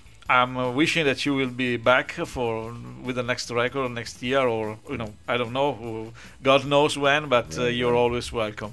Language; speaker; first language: English; non-native, fluent; Italian